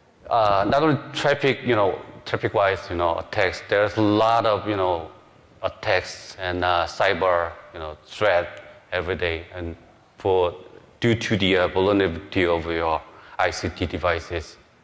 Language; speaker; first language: English; non-native, fluent; Korean